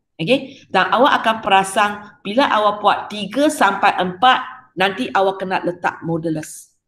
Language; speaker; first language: Malay; non-native, local second language; Chinese